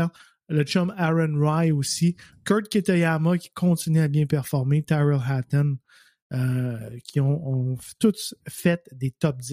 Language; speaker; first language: French; native; French